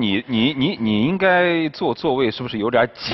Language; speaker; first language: Chinese; native; Chinese